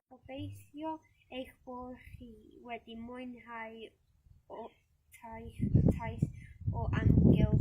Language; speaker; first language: Welsh; non-native, local second language; English